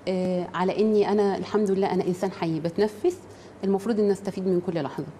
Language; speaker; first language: Arabic; native; Arabic